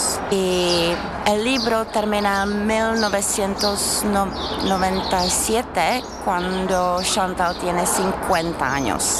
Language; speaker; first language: Spanish; non-native, fluent; Czech